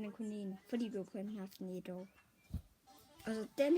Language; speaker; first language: Danish; early bilingual, other home language; Vietnamese